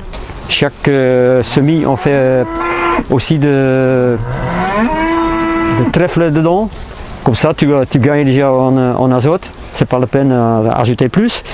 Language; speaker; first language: French; non-native, fluent; Dutch